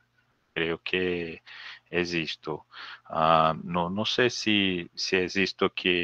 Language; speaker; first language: Spanish; non-native, learner; Portuguese